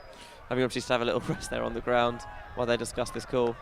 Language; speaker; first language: English; native; English